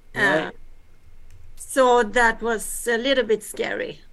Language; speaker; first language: English; early bilingual, other home language; Swedish